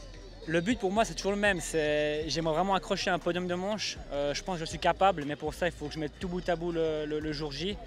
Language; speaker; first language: French; native; French